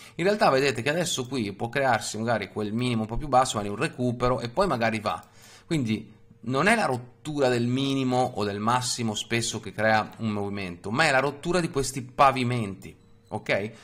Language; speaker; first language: Italian; native; Italian